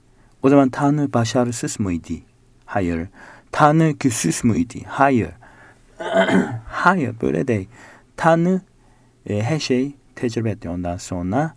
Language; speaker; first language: Turkish; non-native, learner; Korean